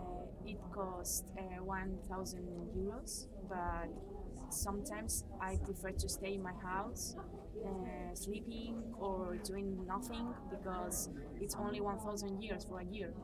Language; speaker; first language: English; non-native, learner; Spanish